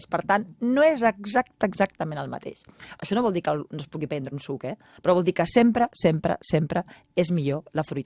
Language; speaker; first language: Catalan; native; Catalan